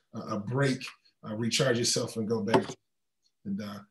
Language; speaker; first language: English; native; English